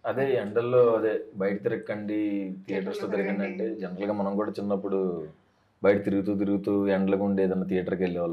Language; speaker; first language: Telugu; native; Telugu